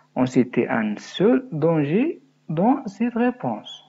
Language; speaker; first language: French; non-native, local second language; Arabic